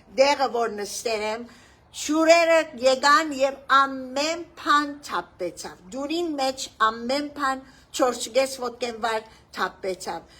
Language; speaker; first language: Armenian; early bilingual, heritage; Armenian